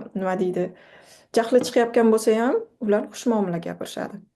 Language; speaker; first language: Uzbek; non-native, local second language; Kara-Kalpak